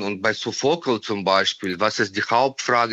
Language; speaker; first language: German; non-native, fluent; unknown